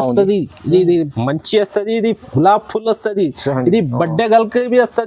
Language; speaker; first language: Telugu; non-native, local second language; Urdu